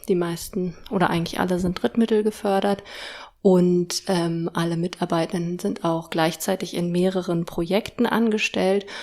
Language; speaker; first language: German; native; German